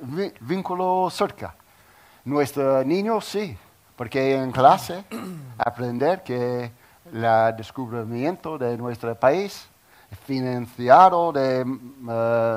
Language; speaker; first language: Spanish; non-native, learner; English